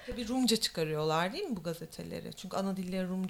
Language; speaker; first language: Turkish; native; Turkish